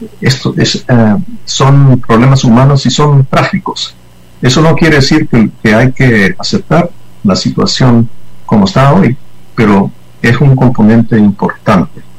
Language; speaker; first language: Spanish; non-native, fluent; English